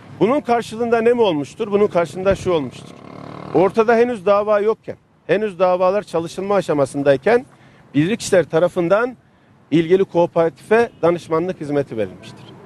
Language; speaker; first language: Turkish; native; Turkish